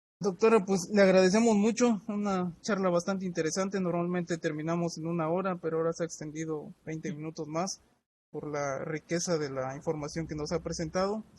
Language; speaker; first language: Spanish; native; Spanish